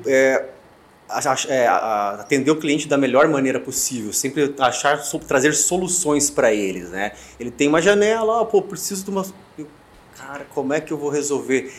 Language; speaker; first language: Portuguese; native; Portuguese